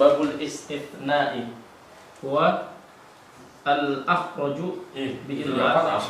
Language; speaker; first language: Arabic; non-native, learner; Indonesian